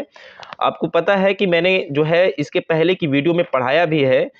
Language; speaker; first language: Hindi; native; Hindi